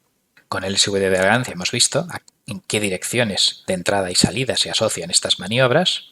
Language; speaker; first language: Spanish; native; Spanish